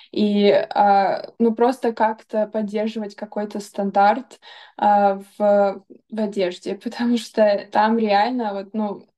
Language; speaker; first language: Russian; early bilingual, heritage; Russian